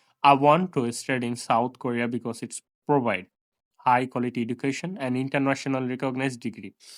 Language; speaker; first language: English; non-native, local second language; Bangla